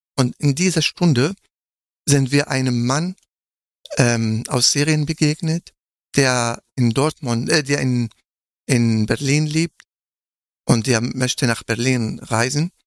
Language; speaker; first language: German; non-native, fluent; Arabic